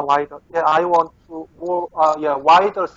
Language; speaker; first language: English; non-native, learner; Korean